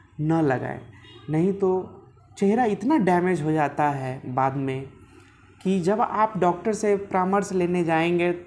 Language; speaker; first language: Hindi; native; Hindi